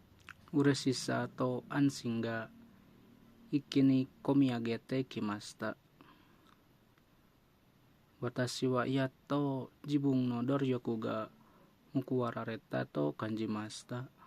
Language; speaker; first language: Japanese; non-native, learner; Indonesian